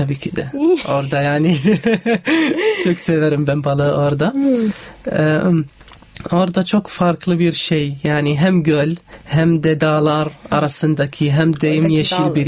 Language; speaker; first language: Turkish; non-native, learner; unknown